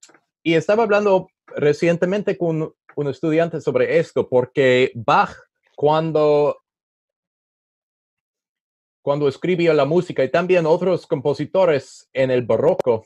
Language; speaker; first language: Spanish; non-native, learner; English